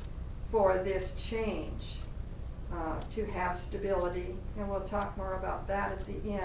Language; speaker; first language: English; native; English